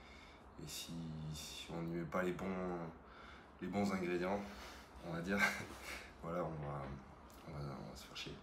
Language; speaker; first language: French; native; French